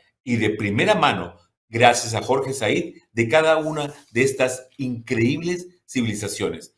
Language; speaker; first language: Spanish; native; Spanish